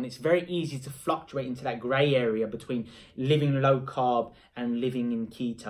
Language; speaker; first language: English; native; English